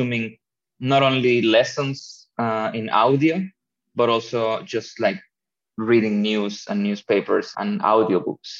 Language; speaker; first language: English; non-native, fluent; Spanish